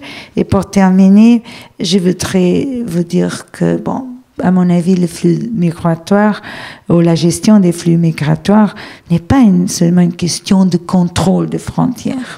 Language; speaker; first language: French; non-native, fluent; Portuguese